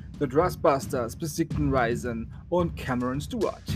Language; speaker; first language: German; native; German